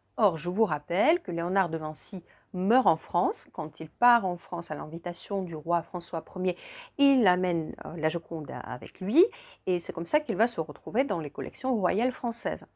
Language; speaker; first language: French; non-native, fluent; Russian